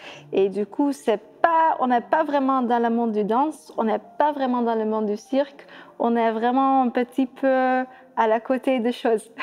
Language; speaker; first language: French; non-native, fluent; Dutch